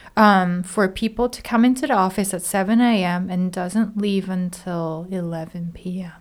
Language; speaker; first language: English; non-native, fluent; Japanese